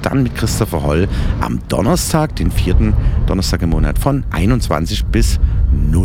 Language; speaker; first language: German; native; German